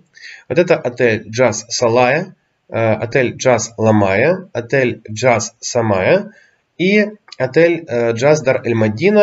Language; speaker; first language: Russian; native; Russian